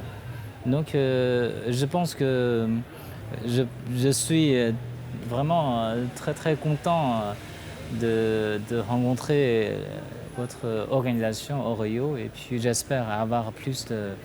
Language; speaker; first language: French; non-native, fluent; Chinese